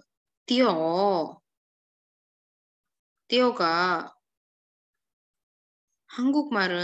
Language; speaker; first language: Korean; non-native, fluent; Indonesian